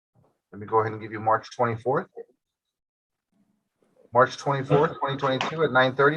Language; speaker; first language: English; native; English